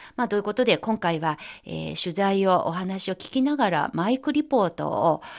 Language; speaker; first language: Japanese; non-native, fluent; Chinese